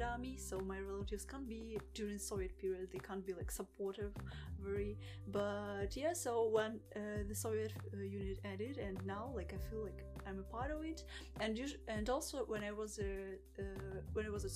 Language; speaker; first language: English; non-native, fluent; Russian